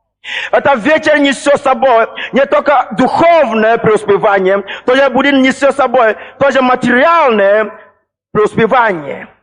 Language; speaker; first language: Russian; non-native, fluent; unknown